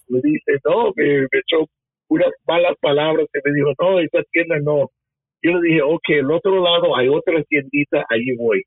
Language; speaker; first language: Spanish; early bilingual, heritage; Spanish